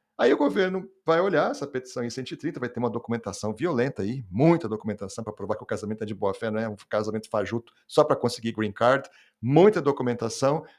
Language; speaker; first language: Portuguese; native; Portuguese